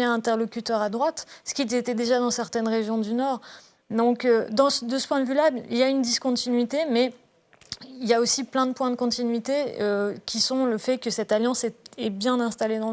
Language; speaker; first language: French; native; French